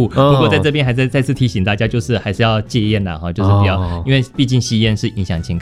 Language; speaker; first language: Chinese; native; Chinese